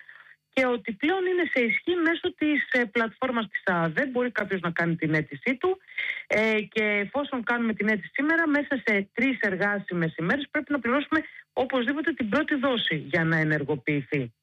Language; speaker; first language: Greek; native; Greek